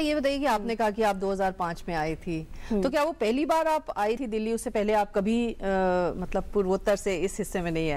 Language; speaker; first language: Hindi; native; Hindi